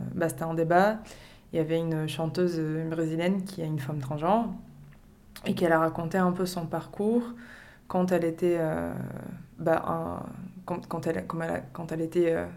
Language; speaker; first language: French; non-native, fluent; Portuguese